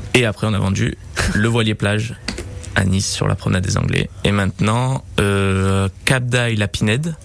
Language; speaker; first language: French; native; French